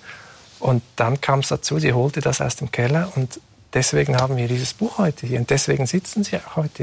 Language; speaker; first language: German; native; German